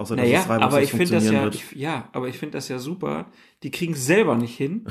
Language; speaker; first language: German; native; German